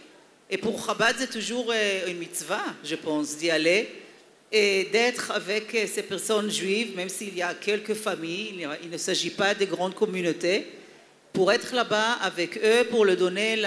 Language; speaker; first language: French; non-native, fluent; Hebrew